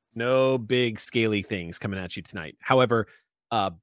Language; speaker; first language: English; native; English